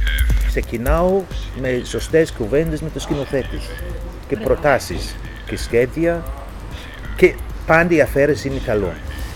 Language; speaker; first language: Greek; non-native, fluent; English